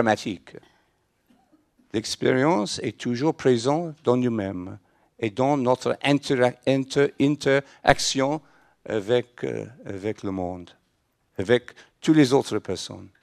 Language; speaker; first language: French; non-native, fluent; English